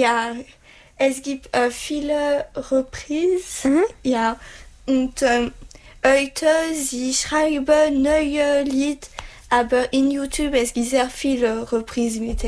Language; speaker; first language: German; non-native, learner; French